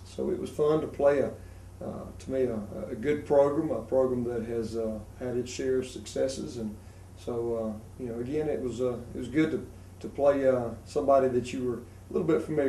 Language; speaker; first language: English; native; English